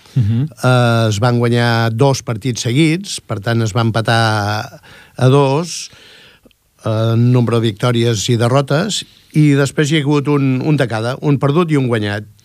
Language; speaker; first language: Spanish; non-native, local second language; Catalan